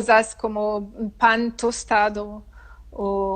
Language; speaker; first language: Spanish; non-native, learner; French